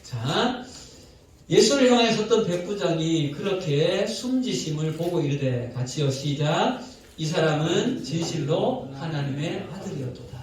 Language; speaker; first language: Korean; native; Korean